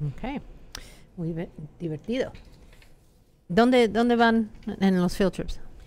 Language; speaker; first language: Spanish; non-native, fluent; English